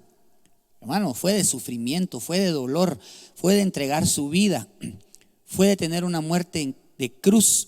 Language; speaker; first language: Spanish; native; Spanish